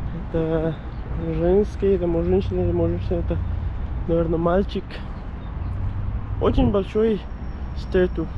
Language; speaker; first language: Russian; non-native, learner; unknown